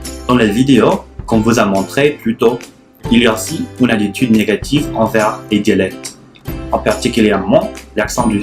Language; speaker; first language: French; non-native, learner; English